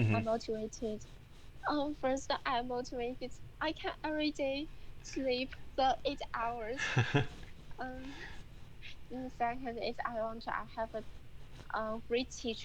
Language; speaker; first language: English; non-native, learner; Chinese